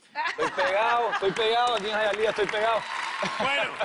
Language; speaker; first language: Spanish; early bilingual, heritage; Spanish